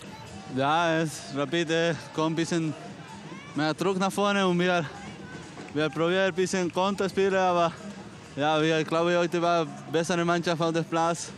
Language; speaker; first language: German; non-native, learner; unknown